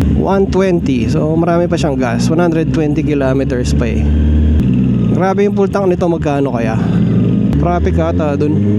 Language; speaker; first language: Filipino; non-native, local second language; Pampanga